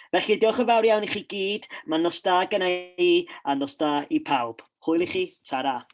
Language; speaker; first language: Welsh; non-native, local second language; English